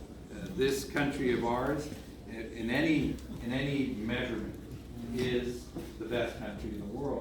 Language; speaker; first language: English; non-native, local second language; French